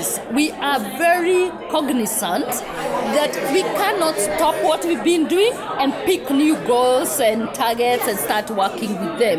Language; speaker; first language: English; non-native, local second language; Kikuyu